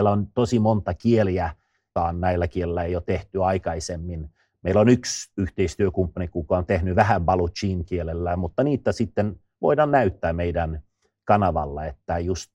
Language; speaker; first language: Finnish; non-native, fluent; Swedish